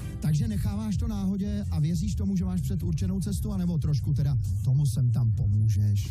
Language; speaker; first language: Czech; native; Czech